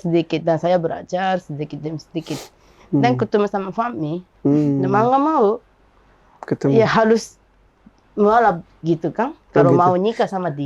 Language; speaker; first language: Indonesian; non-native, fluent; Japanese